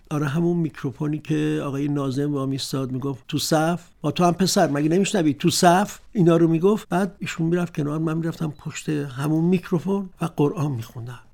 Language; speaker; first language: Persian; non-native, local second language; Azerbaijani